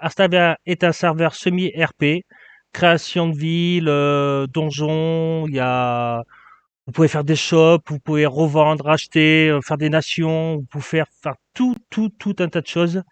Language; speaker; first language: French; native; French